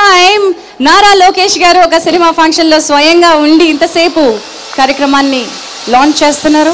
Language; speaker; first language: Telugu; native; Telugu